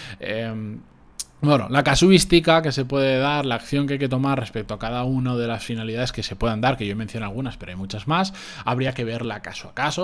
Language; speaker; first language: Spanish; native; Spanish